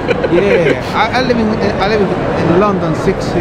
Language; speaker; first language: English; non-native, learner; Italian